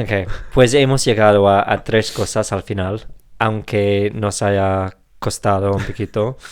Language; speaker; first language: Spanish; non-native, fluent; English